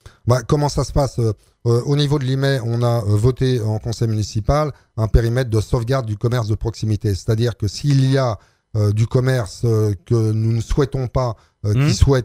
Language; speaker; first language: French; native; French